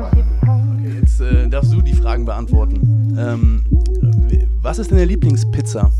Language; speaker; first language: German; native; German